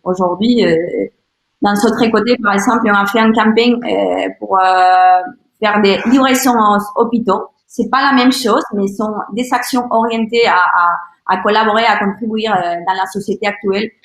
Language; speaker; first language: French; non-native, learner; Spanish